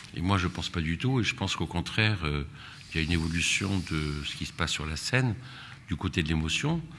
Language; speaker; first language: French; native; French